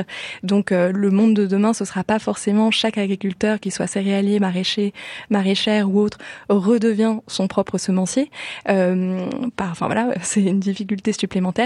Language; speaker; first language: French; native; French